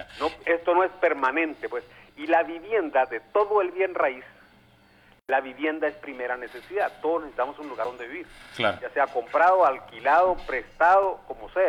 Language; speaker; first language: Spanish; native; Spanish